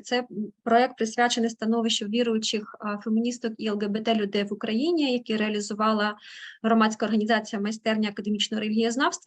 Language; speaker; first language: Ukrainian; native; Ukrainian